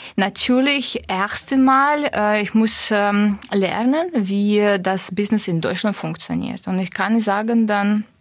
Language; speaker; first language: German; non-native, learner; Russian